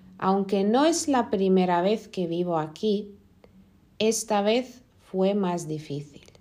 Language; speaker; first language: Spanish; non-native, fluent; Lithuanian